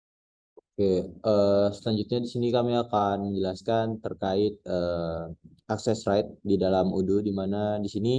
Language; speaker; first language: Indonesian; native; Indonesian